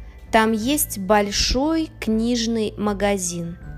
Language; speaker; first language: Russian; native; Russian